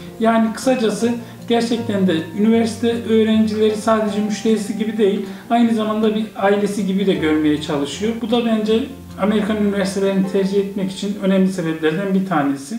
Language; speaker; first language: Turkish; native; Turkish